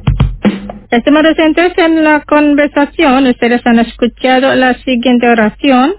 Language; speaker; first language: Spanish; non-native, fluent; Indonesian